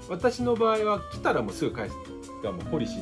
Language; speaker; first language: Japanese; native; Japanese